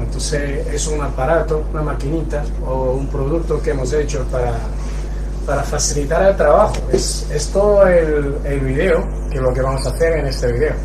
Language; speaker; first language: Spanish; non-native, fluent; Chinese